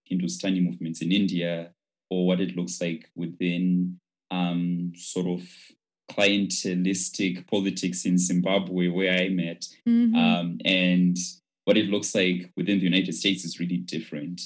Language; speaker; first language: English; non-native, local second language; Shona